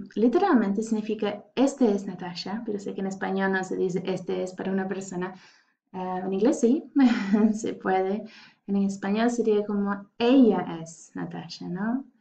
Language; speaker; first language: Spanish; non-native, fluent; English